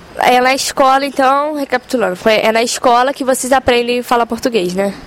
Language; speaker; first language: Portuguese; native; Portuguese